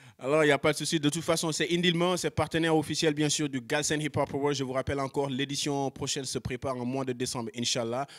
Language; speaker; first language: French; non-native, local second language; Wolof